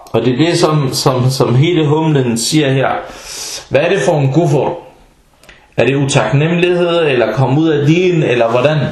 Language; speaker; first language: Danish; non-native, fluent; Arabic